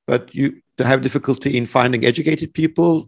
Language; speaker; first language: English; non-native, fluent; Turkish